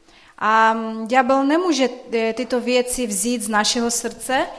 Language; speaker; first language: Czech; non-native, fluent; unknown